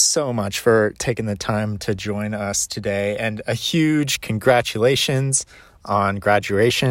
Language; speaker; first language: English; native; English